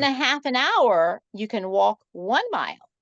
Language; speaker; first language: English; native; English